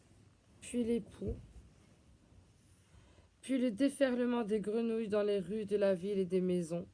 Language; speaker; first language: French; native; French